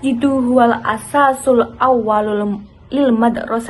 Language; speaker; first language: Arabic; non-native, learner; Indonesian